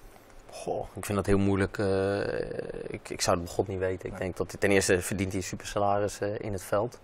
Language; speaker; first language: Dutch; native; Dutch